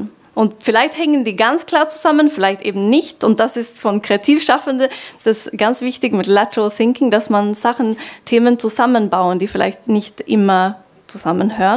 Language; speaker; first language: German; non-native, fluent; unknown